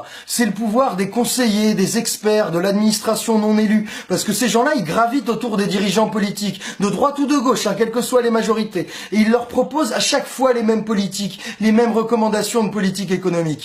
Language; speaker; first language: French; native; French